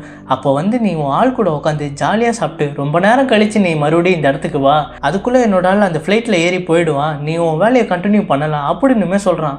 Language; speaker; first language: Tamil; native; Tamil